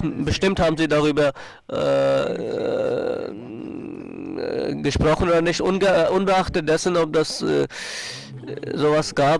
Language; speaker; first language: German; non-native, fluent; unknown